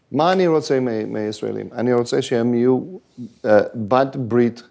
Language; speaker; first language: Hebrew; non-native, fluent; English